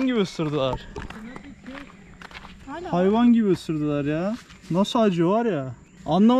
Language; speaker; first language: Turkish; native; Turkish